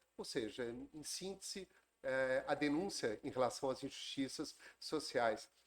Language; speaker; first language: Portuguese; native; Portuguese